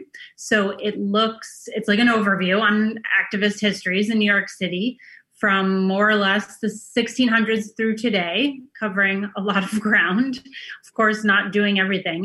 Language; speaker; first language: English; native; English